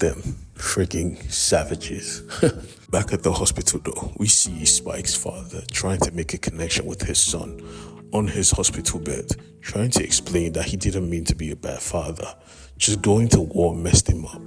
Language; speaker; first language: English; native; English